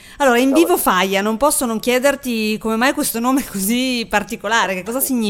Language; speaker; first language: Italian; native; Italian